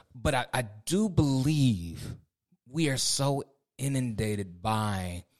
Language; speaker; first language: English; native; English